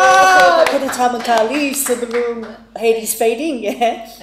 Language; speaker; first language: Indonesian; non-native, fluent; English